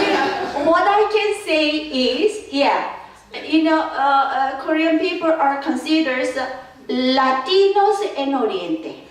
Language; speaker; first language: English; non-native, fluent; Korean